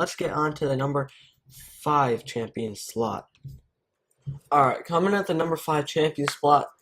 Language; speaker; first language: English; native; English